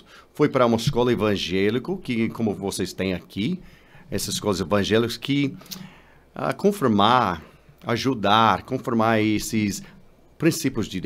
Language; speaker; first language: Portuguese; non-native, learner; English